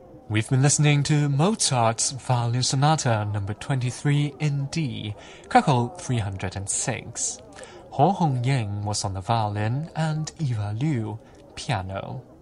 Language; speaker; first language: English; non-native, local second language; Cantonese